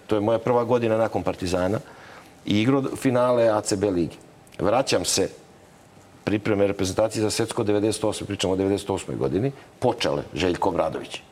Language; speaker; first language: Serbian; native; Serbian